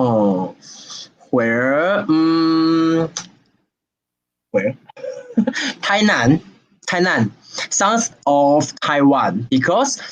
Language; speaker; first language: English; non-native, learner; Chinese